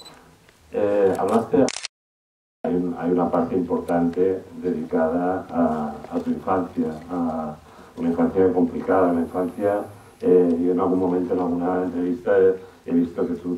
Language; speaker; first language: Spanish; native; Spanish